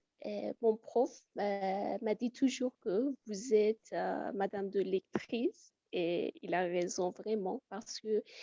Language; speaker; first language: French; non-native, fluent; Persian